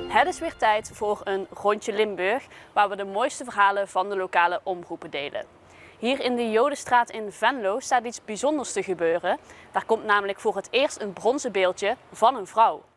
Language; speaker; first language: Dutch; native; Dutch